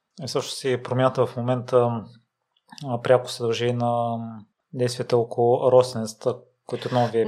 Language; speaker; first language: Bulgarian; native; Bulgarian